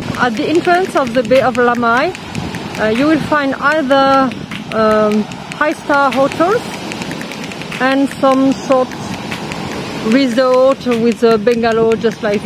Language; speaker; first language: English; non-native, fluent; French